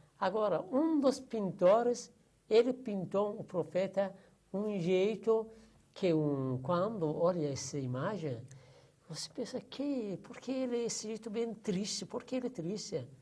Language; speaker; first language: Portuguese; non-native, learner; Persian